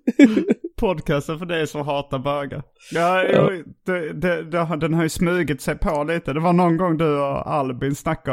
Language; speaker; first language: Swedish; native; Swedish